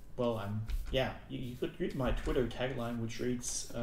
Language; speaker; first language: English; non-native, fluent; German